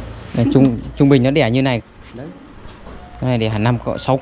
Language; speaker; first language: Vietnamese; native; Vietnamese